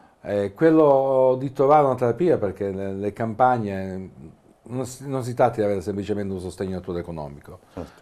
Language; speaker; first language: Italian; native; Italian